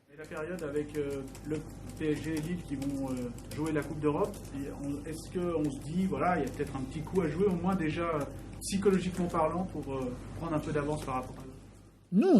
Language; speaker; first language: French; native; French